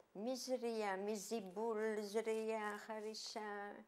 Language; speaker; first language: Hebrew; non-native, fluent; German